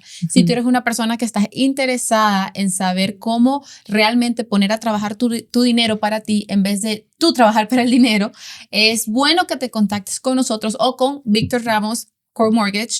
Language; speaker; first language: Spanish; native; Spanish